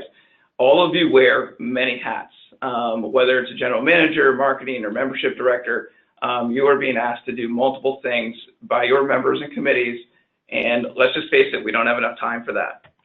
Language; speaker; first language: English; native; English